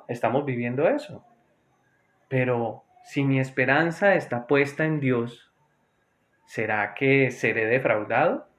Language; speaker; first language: Spanish; native; Spanish